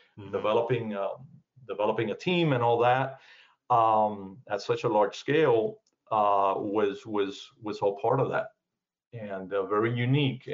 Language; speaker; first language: English; early bilingual, other home language; Spanish